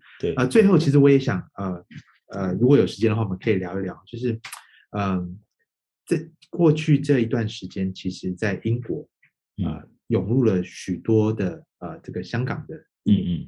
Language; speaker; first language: Chinese; native; Chinese